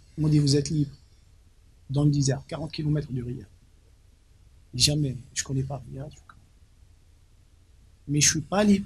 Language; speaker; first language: French; non-native, local second language; Arabic